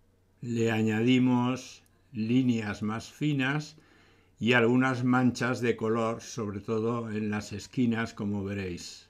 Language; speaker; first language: Spanish; native; Spanish